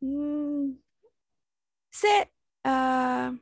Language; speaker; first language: French; non-native, learner; Spanish